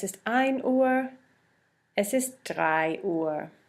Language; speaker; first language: German; non-native, fluent; English